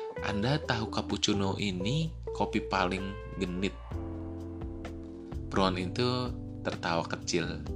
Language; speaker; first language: Indonesian; native; Indonesian